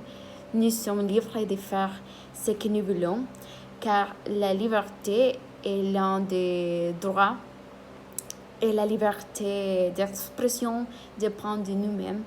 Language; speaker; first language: French; non-native, learner; Spanish